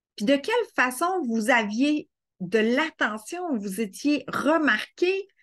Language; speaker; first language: French; native; French